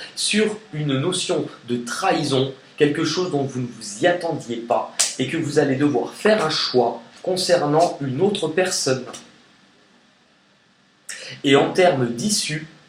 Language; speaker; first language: French; native; French